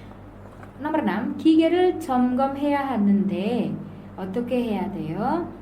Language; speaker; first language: Korean; non-native, fluent; Indonesian